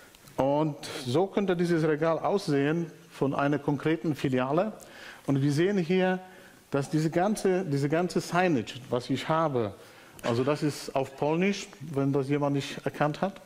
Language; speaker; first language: German; non-native, fluent; Polish